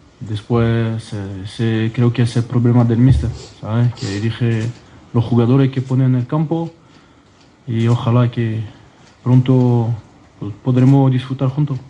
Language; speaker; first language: Spanish; non-native, fluent; French